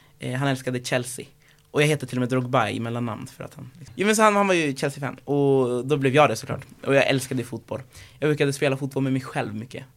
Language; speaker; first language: Swedish; early bilingual, other home language; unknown